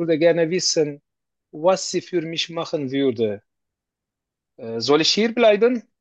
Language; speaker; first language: German; non-native, learner; Turkish